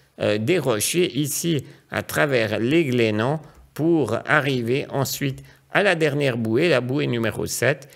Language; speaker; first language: French; native; French